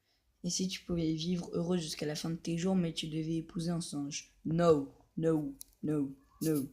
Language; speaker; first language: French; native; French